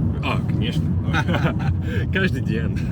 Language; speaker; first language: Russian; non-native, learner; English